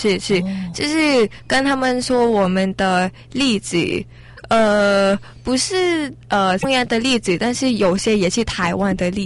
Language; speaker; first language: Chinese; non-native, learner; Thai